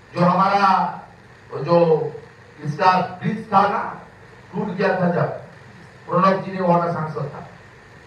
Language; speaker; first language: Hindi; non-native, local second language; Bangla